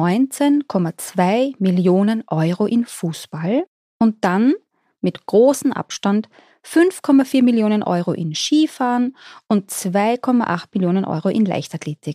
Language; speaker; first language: German; native; German